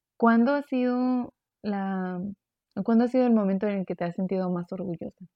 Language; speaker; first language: Spanish; early bilingual, heritage; Spanish